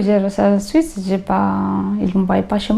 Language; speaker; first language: French; non-native, learner; Tigrinya